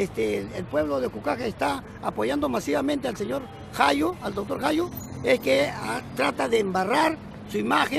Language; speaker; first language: Spanish; native; Spanish